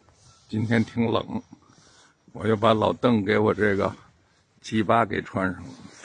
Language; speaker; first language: Chinese; native; Chinese